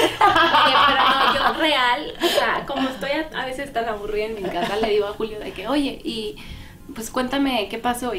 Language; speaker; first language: Spanish; native; Spanish